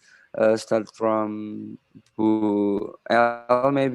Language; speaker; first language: English; non-native, fluent; Indonesian